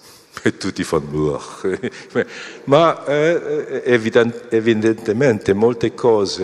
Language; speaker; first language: Italian; non-native, fluent; Korean